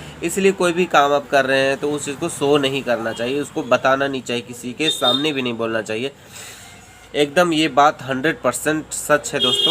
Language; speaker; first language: Hindi; native; Hindi